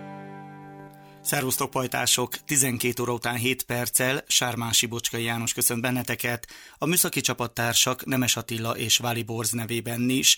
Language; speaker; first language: Hungarian; native; Hungarian